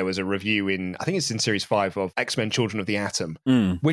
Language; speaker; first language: English; native; English